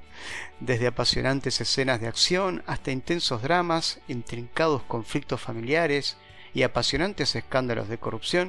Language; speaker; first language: Spanish; native; Spanish